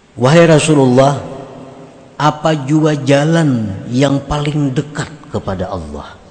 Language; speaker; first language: Indonesian; non-native, local second language; Banjar